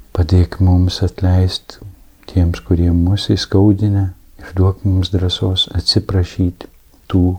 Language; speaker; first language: Lithuanian; native; Lithuanian